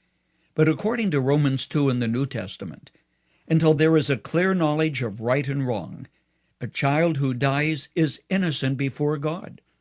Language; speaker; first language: English; native; English